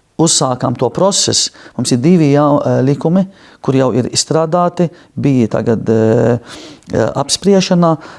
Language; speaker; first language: Latvian; non-native, fluent; Arabic